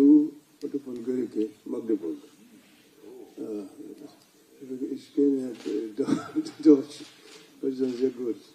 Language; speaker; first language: German; non-native, fluent; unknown